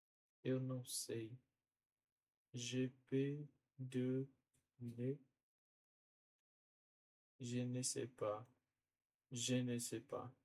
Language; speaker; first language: French; non-native, learner; Portuguese